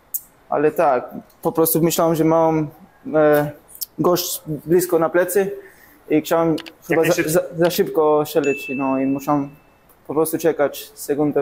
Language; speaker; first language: Polish; non-native, learner; English